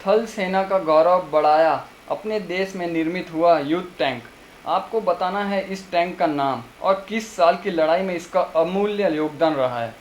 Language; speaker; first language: Hindi; non-native, local second language; Gujarati